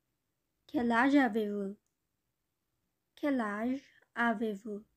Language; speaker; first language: French; non-native, learner; Bangla